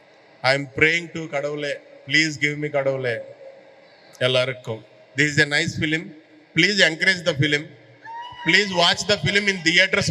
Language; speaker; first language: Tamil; non-native, learner; Telugu